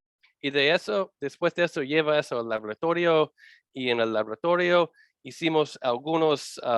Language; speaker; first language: Spanish; non-native, learner; English